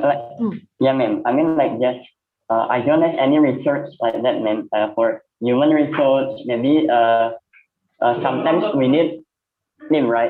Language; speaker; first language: English; non-native, learner; Indonesian